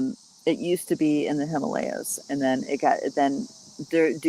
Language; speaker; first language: English; native; English